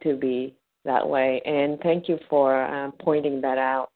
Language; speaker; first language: English; non-native, fluent; Japanese